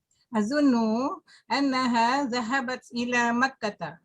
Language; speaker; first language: Arabic; non-native, learner; Malay